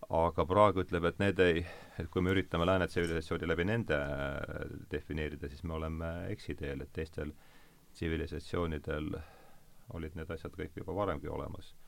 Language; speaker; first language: Estonian; native; Estonian